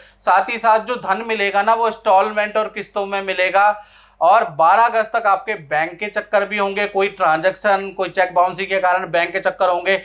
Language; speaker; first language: Hindi; native; Hindi